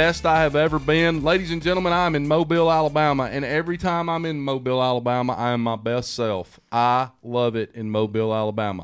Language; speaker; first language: English; native; English